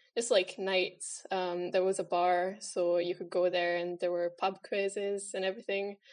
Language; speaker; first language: English; non-native, fluent; Italian